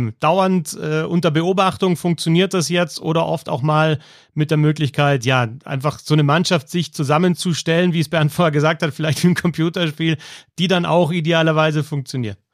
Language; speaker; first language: German; native; German